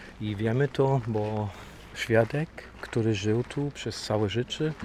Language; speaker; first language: Polish; non-native, fluent; German